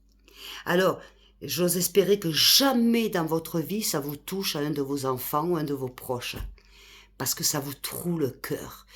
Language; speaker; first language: French; native; French